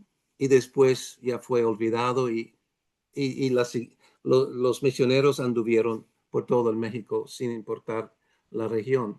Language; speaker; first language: Spanish; non-native, fluent; Dutch